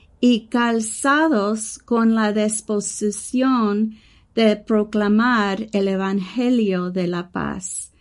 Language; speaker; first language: Spanish; early bilingual, heritage; English